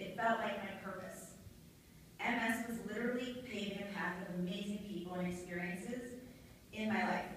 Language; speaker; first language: English; native; English